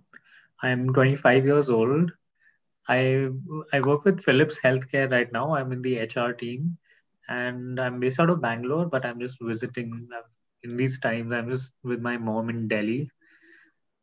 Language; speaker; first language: English; non-native, local second language; Hindi